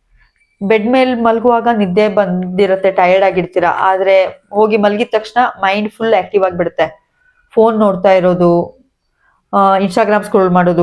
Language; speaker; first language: Kannada; native; Kannada